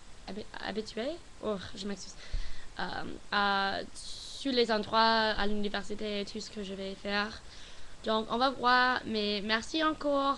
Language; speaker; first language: French; non-native, learner; English